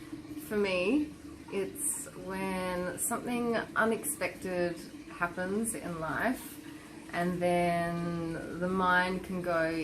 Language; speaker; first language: English; native; English